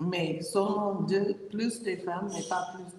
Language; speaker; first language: French; non-native, learner; English